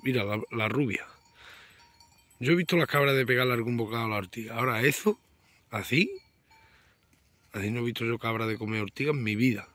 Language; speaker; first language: Spanish; native; Spanish